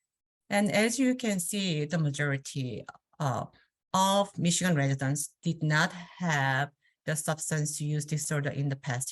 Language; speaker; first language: English; non-native, fluent; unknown